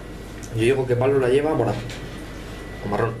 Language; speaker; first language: Spanish; native; Spanish